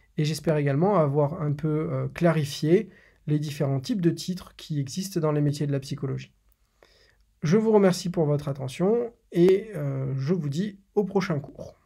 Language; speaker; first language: French; native; French